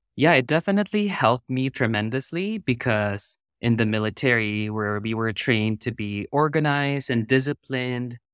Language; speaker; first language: English; non-native, local second language; Filipino